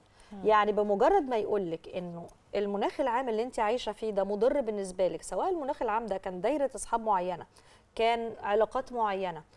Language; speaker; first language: Arabic; native; Arabic